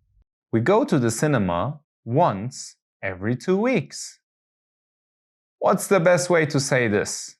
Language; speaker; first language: English; non-native, fluent; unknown